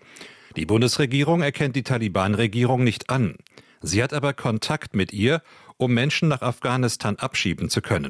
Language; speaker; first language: German; native; German